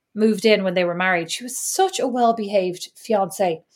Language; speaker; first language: English; native; English